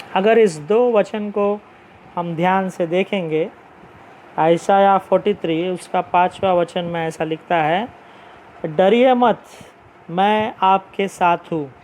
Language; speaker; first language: Hindi; non-native, local second language; Telugu